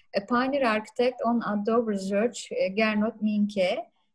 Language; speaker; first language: English; non-native, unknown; Turkish